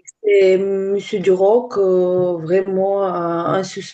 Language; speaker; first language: French; non-native, learner; Ukrainian